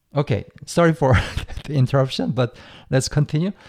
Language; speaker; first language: English; non-native, fluent; Korean